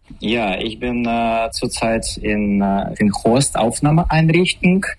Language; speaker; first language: German; non-native, learner; Russian